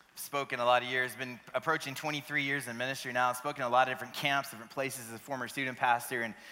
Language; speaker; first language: English; native; English